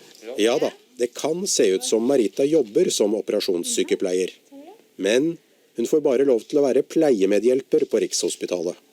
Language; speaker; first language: Norwegian; native; Norwegian